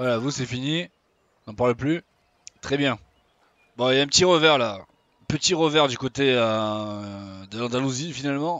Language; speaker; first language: French; native; French